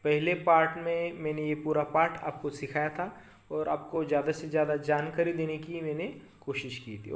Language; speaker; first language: Hindi; non-native, local second language; Marathi